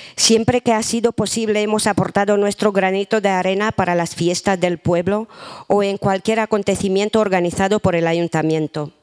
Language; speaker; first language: Spanish; non-native, fluent; Romanian